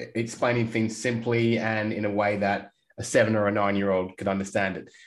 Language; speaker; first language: English; native; English